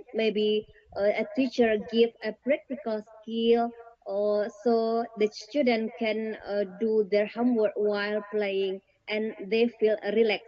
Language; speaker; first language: English; non-native, learner; Indonesian